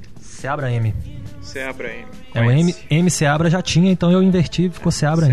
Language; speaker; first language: Portuguese; native; Portuguese